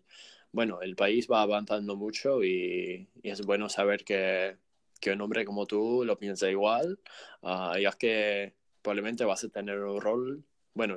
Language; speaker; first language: Spanish; non-native, fluent; English